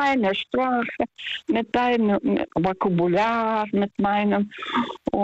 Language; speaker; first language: German; non-native, fluent; Russian